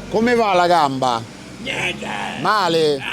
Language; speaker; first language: Italian; native; Italian